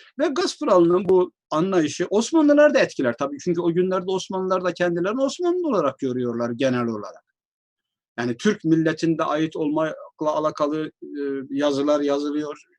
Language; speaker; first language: Turkish; native; Turkish